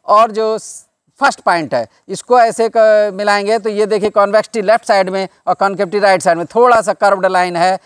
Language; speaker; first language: Hindi; native; Hindi